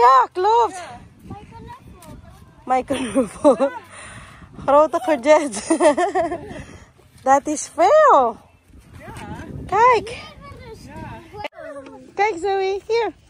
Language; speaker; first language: Dutch; non-native, learner; Filipino